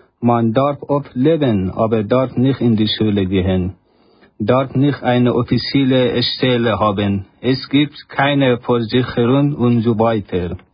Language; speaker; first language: German; non-native, learner; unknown